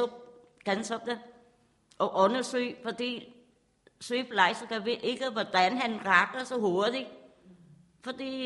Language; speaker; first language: Danish; non-native, learner; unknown